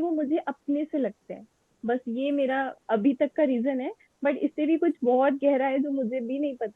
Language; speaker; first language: Hindi; native; Hindi